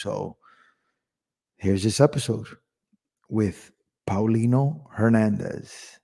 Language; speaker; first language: English; early bilingual, other home language; Spanish